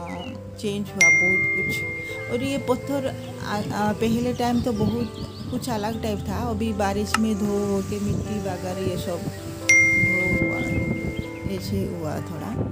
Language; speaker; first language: Hindi; non-native, local second language; Odia